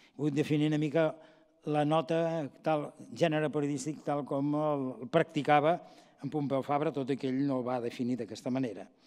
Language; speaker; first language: Catalan; native; Catalan